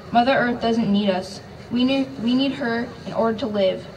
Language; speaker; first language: English; native; English